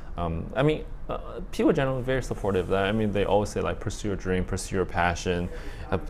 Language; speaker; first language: English; early bilingual, other home language; Chinese